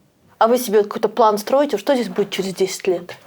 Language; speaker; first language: Russian; native; Russian